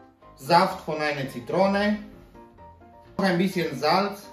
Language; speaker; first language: German; non-native, fluent; Romanian